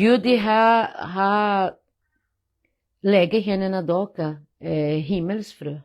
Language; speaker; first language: Norwegian; non-native, fluent; Portuguese